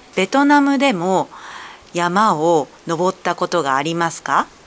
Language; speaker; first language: Japanese; native; Japanese